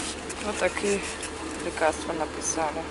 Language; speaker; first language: Russian; non-native, fluent; German